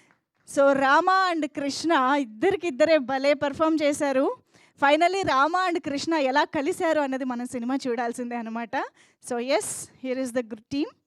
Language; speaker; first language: Telugu; native; Telugu